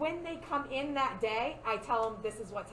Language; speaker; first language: English; native; English